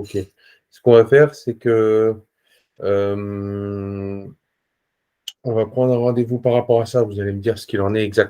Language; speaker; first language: French; native; French